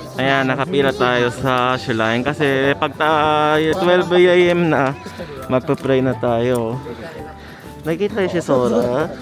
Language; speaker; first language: Filipino; early bilingual, heritage; Japanese